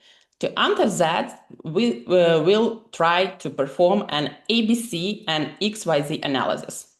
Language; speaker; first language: English; non-native, fluent; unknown